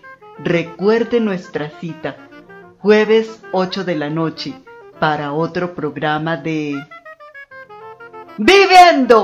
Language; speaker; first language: Spanish; native; Spanish